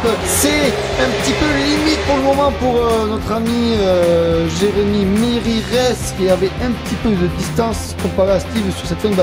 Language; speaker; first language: French; native; French